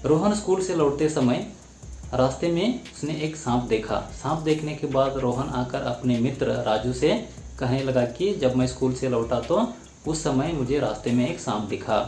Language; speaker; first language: Hindi; non-native, local second language; Kannada